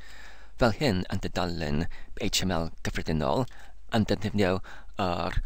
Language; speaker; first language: Welsh; non-native, learner; English